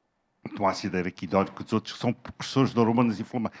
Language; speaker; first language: Portuguese; native; Portuguese